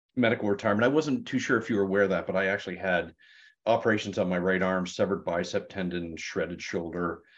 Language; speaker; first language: English; native; English